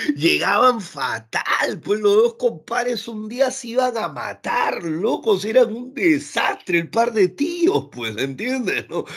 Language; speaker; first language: Spanish; native; Spanish